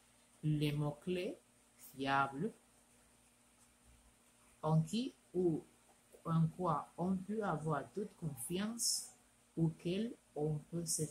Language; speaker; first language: French; non-native, learner; Spanish